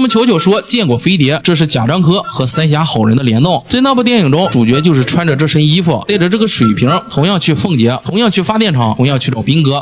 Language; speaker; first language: Chinese; native; Chinese